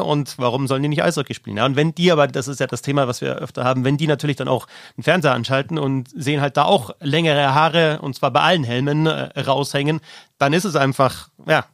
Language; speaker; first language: German; native; German